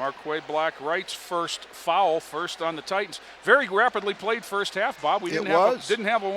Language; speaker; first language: English; native; English